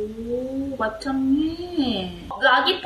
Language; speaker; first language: Indonesian; non-native, learner; Korean